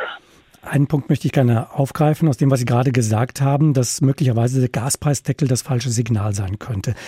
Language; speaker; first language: German; native; German